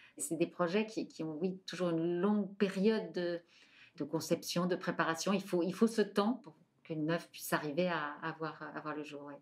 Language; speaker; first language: French; native; French